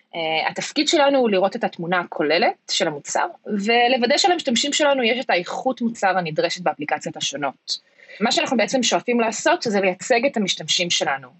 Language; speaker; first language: Hebrew; early bilingual, heritage; Hebrew